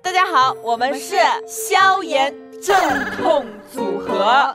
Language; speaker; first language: Chinese; native; Chinese